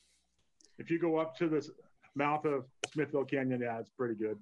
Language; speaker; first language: English; native; English